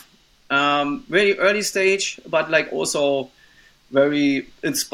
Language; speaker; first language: English; non-native, fluent; German